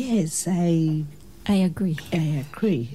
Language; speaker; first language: English; non-native, learner; French